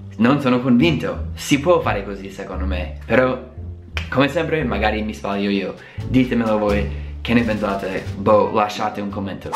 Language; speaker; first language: Italian; non-native, fluent; English